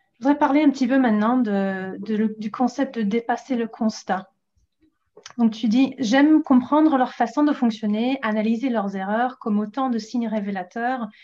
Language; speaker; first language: French; non-native, fluent; English